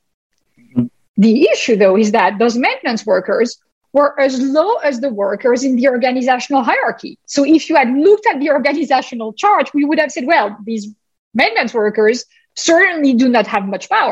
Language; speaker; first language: English; non-native, fluent; French